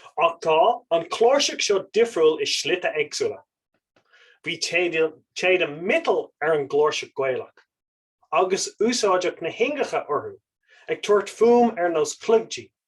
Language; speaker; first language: Irish; non-native, local second language; English